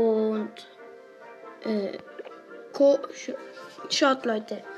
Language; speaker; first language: German; non-native, local second language; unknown